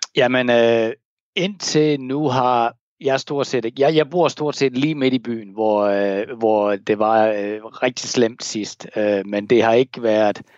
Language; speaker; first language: Danish; native; Danish